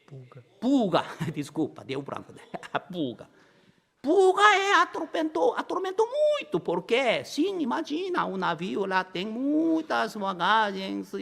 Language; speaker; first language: Portuguese; non-native, learner; Korean